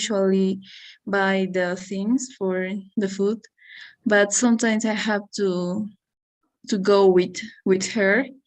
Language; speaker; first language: English; non-native, learner; Spanish